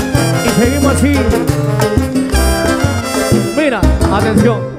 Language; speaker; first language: Spanish; native; Spanish